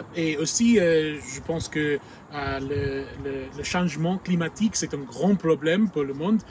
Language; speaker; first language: French; non-native, learner; English